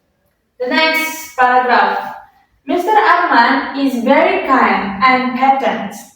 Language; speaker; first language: English; non-native, fluent; Indonesian